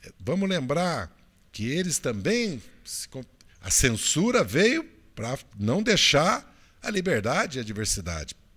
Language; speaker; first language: Portuguese; native; Portuguese